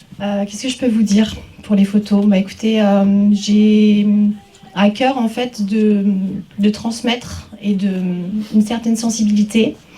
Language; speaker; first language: French; native; French